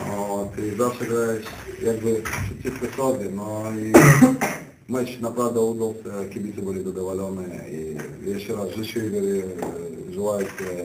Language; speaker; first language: Polish; non-native, learner; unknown